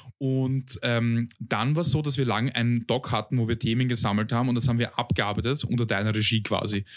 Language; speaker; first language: German; early bilingual, other home language; Bosnian